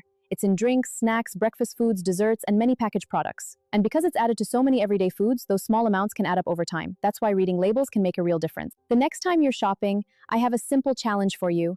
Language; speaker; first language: English; non-native, fluent; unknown